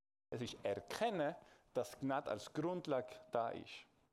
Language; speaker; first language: German; non-native, fluent; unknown